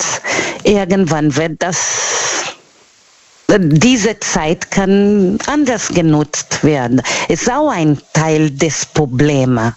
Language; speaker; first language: German; non-native, learner; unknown